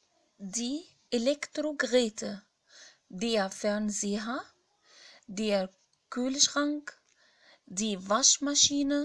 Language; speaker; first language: German; non-native, fluent; Arabic